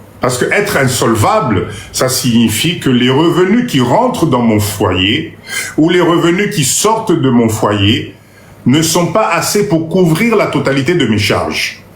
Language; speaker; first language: French; non-native, local second language; Lingala